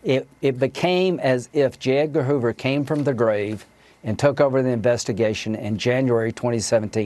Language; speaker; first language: English; native; English